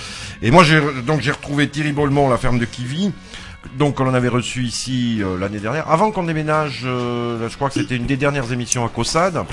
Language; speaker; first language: French; native; French